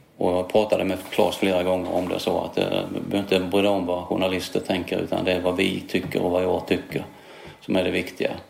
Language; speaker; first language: Swedish; native; Swedish